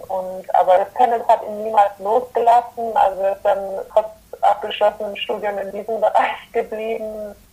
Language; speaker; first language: German; early bilingual, other home language; Polish